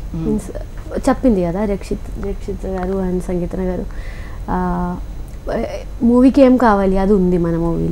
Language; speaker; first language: Telugu; non-native, learner; Malayalam